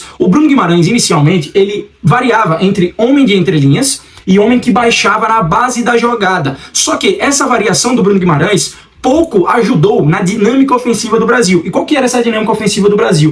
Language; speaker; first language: Portuguese; native; Portuguese